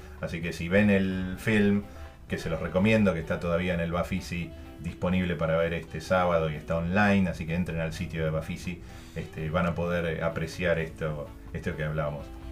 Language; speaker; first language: Spanish; native; Spanish